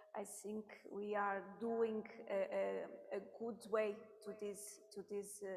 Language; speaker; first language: English; non-native, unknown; Portuguese